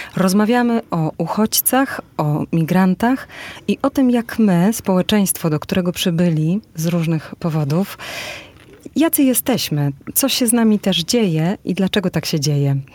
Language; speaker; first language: Polish; native; Polish